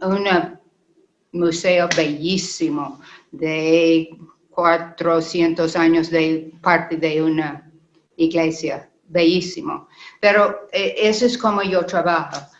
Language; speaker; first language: Spanish; non-native, learner; English